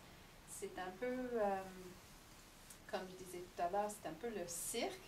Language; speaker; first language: French; non-native, fluent; English